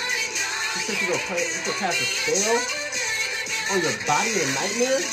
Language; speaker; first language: English; native; English